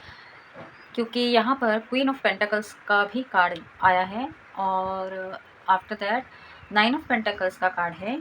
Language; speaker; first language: Hindi; native; Hindi